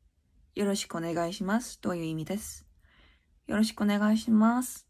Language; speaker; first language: Japanese; non-native, learner; Korean